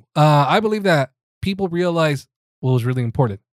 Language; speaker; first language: English; early bilingual, other home language; Spanish